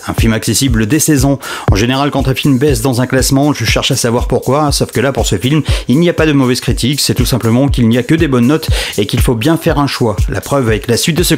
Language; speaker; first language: French; native; French